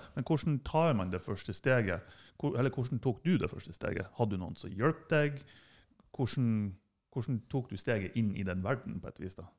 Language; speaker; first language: Norwegian; non-native, fluent; German